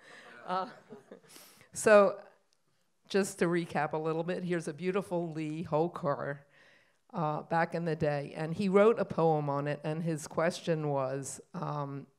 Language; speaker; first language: English; native; English